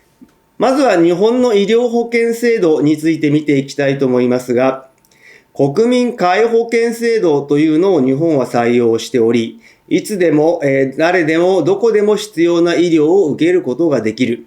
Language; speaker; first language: Japanese; native; Japanese